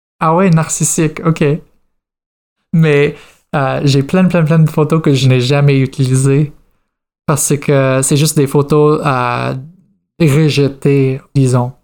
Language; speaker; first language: French; non-native, fluent; English